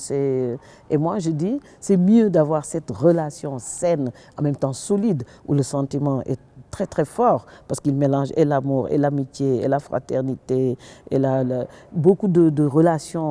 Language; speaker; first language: French; non-native, local second language; Wolof